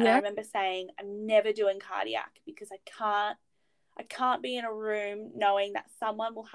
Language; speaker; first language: English; native; English